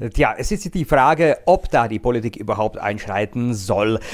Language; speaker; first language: German; non-native, fluent; Czech